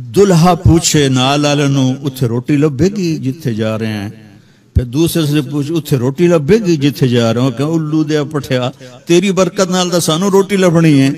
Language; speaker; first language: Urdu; non-native, local second language; Punjabi